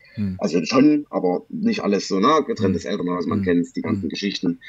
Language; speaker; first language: German; native; German